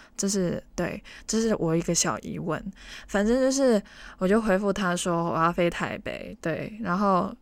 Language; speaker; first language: Chinese; non-native, local second language; Cantonese